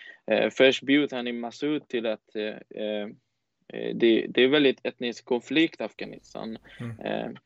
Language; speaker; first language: Swedish; non-native, fluent; Persian